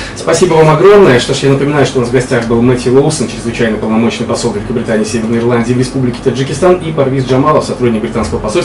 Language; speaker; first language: Russian; native; Russian